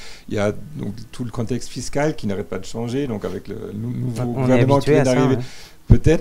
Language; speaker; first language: French; native; French